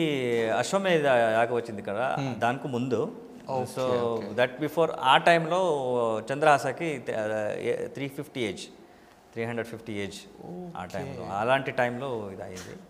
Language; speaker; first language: Telugu; non-native, learner; Kannada